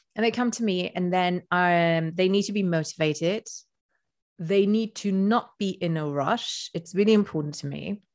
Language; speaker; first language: English; non-native, fluent; Luxembourgish